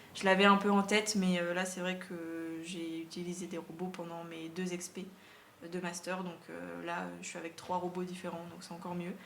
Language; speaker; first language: French; native; French